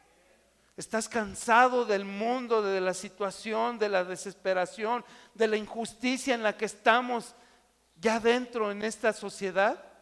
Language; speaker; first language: Spanish; native; Spanish